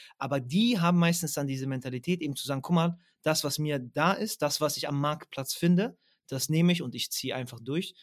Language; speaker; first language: German; early bilingual, other home language; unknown